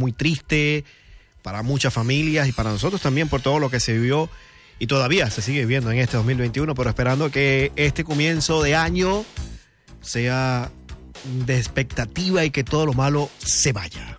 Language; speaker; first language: Spanish; native; Spanish